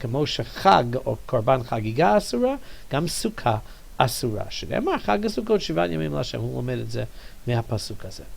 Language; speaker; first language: Hebrew; non-native, fluent; English